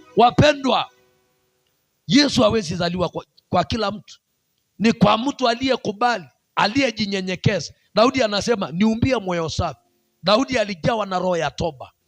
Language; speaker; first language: Swahili; non-native, local second language; Masai